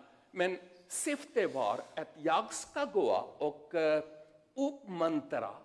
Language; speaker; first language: Swedish; non-native, learner; Urdu